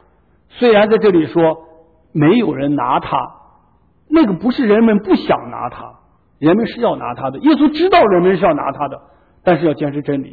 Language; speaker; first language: Chinese; native; Chinese